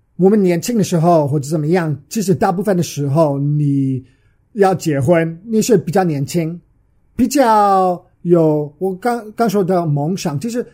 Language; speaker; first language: Chinese; non-native, fluent; English